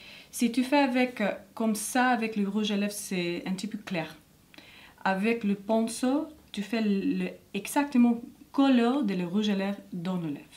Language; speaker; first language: French; non-native, learner; English